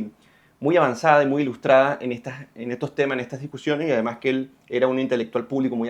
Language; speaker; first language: Spanish; native; Spanish